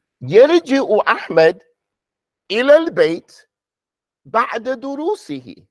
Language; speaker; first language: Arabic; non-native, fluent; English